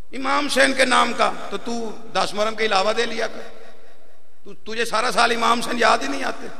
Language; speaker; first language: Urdu; non-native, local second language; Punjabi